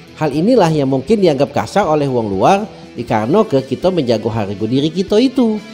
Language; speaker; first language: Indonesian; native; Indonesian